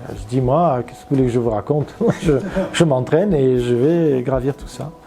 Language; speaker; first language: French; non-native, fluent; Armenian